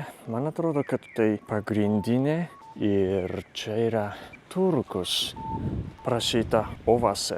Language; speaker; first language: Lithuanian; non-native, fluent; Japanese